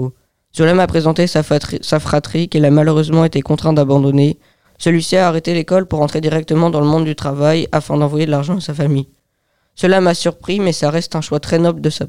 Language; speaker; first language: French; native; French